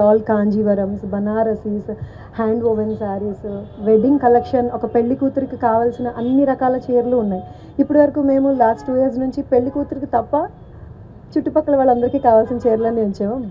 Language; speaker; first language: Telugu; native; Telugu